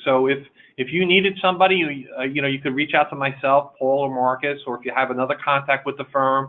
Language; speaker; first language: English; native; English